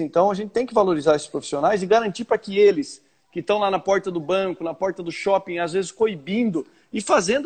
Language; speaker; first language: Portuguese; native; Portuguese